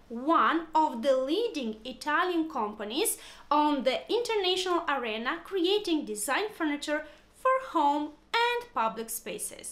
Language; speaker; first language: English; non-native, fluent; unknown